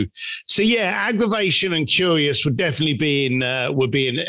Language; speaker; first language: English; native; English